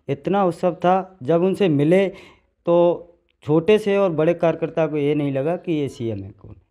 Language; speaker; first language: Hindi; native; Hindi